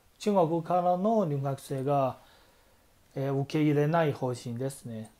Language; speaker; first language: Japanese; non-native, fluent; Chinese